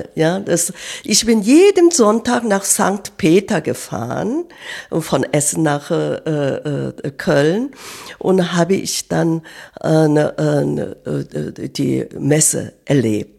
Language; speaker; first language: German; non-native, fluent; Korean